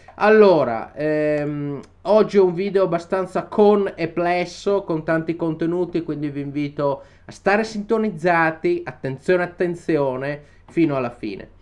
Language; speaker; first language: Italian; native; Italian